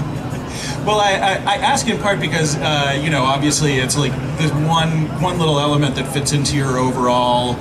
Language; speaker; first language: English; native; English